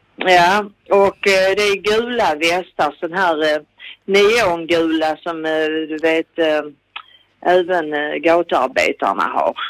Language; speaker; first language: Swedish; native; Swedish